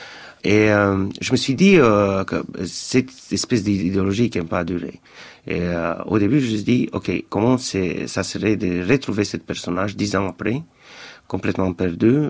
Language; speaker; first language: French; non-native, fluent; Romanian